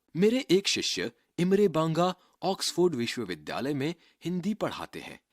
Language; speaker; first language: Hindi; native; Hindi